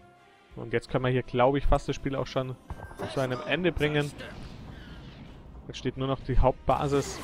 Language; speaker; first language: German; native; German